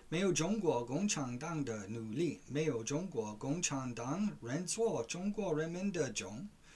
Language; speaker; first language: Chinese; non-native, learner; English